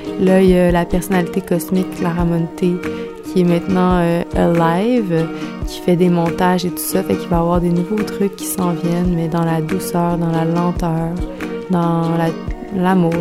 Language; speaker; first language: French; native; French